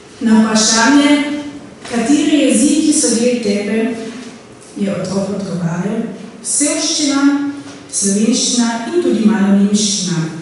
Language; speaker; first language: Slovenian; non-native, local second language; German